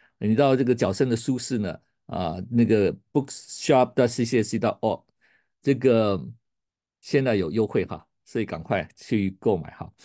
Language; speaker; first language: Chinese; native; Chinese